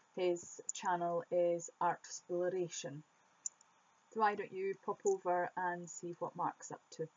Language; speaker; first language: English; native; English